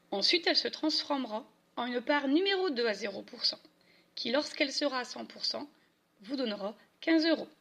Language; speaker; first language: French; native; French